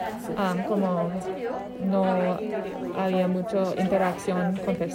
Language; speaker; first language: Spanish; non-native, learner; English